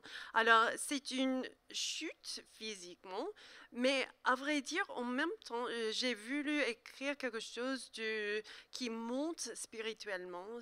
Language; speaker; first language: French; non-native, learner; English